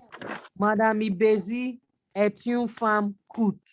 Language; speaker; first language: French; non-native, fluent; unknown